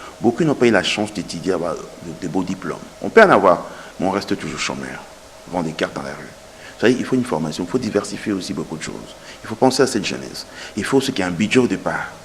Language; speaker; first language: French; non-native, local second language; Lingala